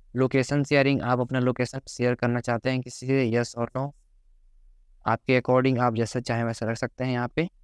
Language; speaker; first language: Hindi; native; Hindi